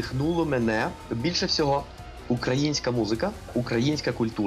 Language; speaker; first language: Ukrainian; non-native, learner; Bulgarian